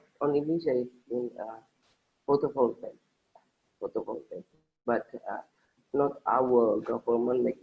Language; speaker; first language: English; non-native, learner; Indonesian